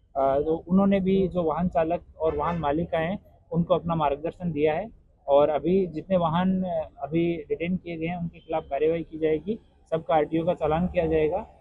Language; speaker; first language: Hindi; non-native, local second language; Gujarati